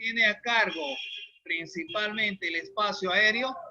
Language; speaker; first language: Spanish; native; Spanish